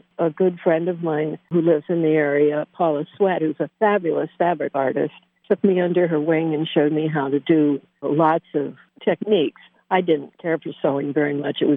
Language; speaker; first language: English; native; English